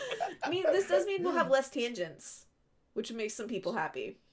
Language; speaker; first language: English; native; English